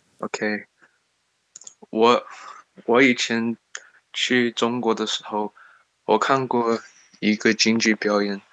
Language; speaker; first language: Chinese; early bilingual, heritage; Chinese